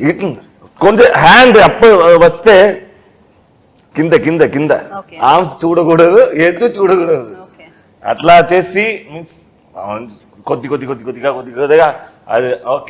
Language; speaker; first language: Telugu; non-native, learner; Tamil